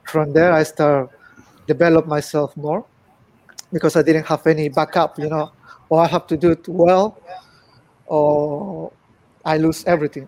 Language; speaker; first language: English; non-native, fluent; Spanish